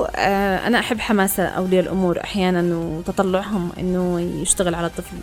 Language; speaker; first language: Arabic; native; Arabic